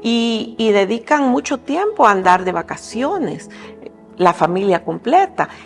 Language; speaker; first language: Spanish; native; Spanish